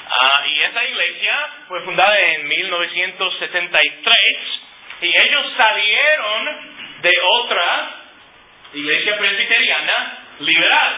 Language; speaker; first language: Spanish; non-native, fluent; English